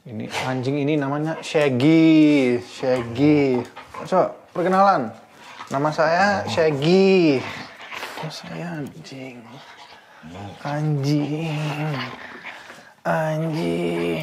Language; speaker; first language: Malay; early bilingual, heritage; Dutch